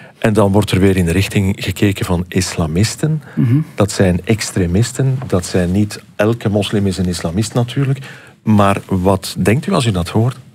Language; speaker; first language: Dutch; native; Dutch